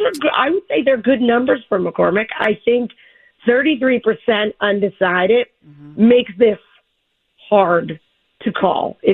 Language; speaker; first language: English; native; English